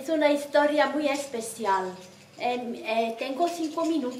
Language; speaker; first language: Spanish; non-native, learner; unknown